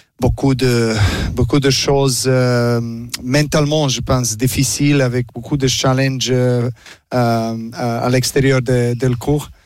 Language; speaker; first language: French; non-native, learner; Serbian